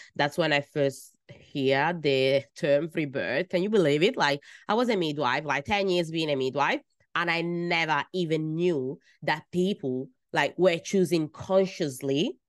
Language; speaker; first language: English; non-native, fluent; Italian